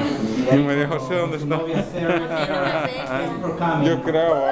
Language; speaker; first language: Spanish; native; Spanish